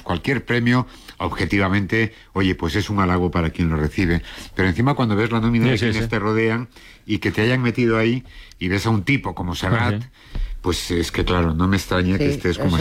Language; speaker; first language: Spanish; native; Spanish